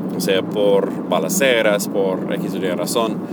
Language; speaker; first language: Spanish; non-native, fluent; English